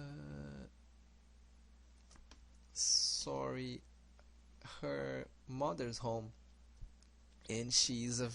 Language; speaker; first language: English; non-native, learner; Portuguese